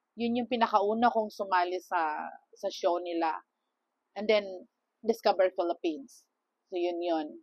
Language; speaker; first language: Filipino; non-native, local second language; Cebuano